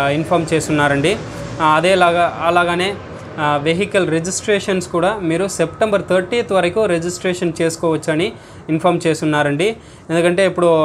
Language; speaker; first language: Telugu; non-native, learner; Tamil